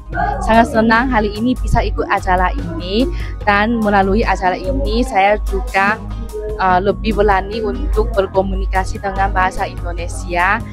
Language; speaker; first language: Indonesian; non-native, fluent; Chinese